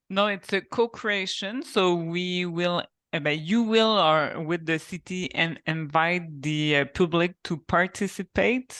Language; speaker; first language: English; non-native, local second language; French